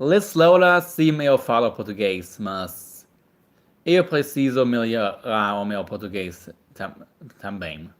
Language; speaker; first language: Portuguese; non-native, learner; German